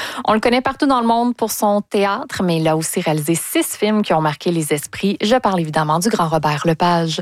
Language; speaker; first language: French; native; French